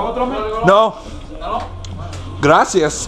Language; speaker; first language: Spanish; non-native, learner; English